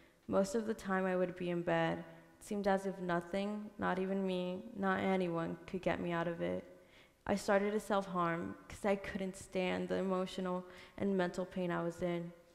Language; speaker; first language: English; early bilingual, other home language; Spanish